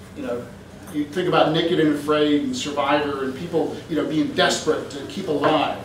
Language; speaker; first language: English; native; English